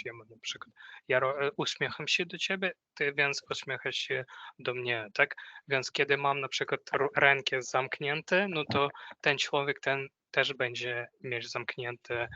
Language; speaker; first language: Polish; non-native, fluent; Ukrainian